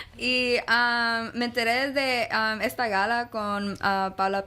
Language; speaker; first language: Spanish; early bilingual, heritage; Spanish